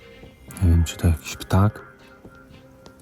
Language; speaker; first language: Polish; native; Polish